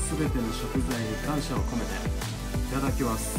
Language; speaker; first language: Japanese; native; Japanese